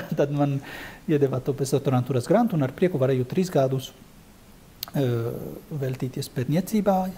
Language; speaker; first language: Latvian; non-native, fluent; Spanish